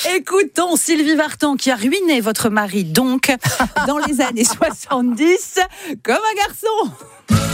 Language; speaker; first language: French; native; French